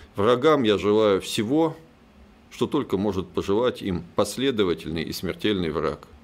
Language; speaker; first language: Russian; native; Russian